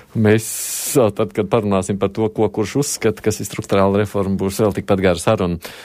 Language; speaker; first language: Latvian; native; Latvian